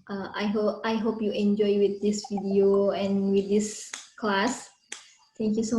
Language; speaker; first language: English; non-native, learner; Indonesian